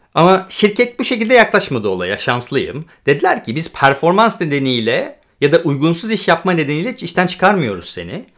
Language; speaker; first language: Turkish; native; Turkish